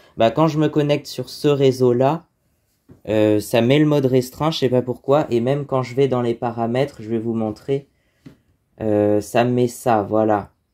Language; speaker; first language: French; native; French